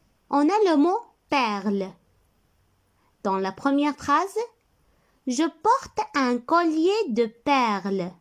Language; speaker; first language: French; non-native, local second language; Arabic